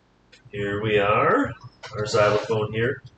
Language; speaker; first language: English; native; English